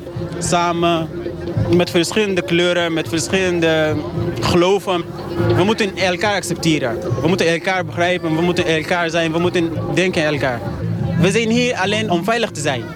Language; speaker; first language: Dutch; non-native, fluent; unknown